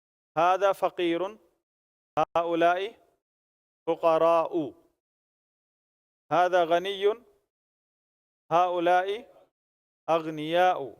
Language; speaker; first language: Arabic; non-native, fluent; Urdu